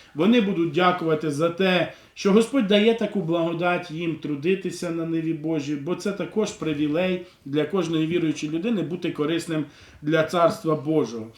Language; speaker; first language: Ukrainian; non-native, local second language; Russian